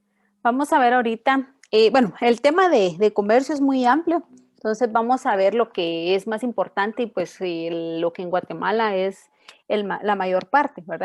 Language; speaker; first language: Spanish; native; Spanish